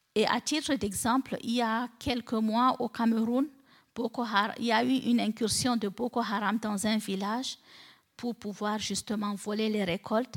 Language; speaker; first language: French; non-native, local second language; Fula